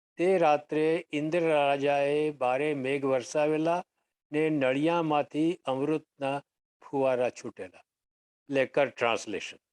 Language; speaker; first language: Gujarati; native; Gujarati